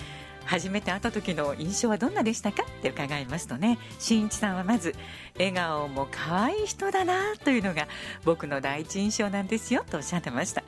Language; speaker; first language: Japanese; native; Japanese